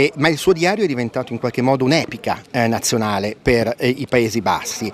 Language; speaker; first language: Italian; native; Italian